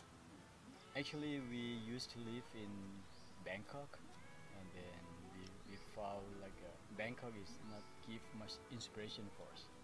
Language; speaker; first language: English; non-native, fluent; Thai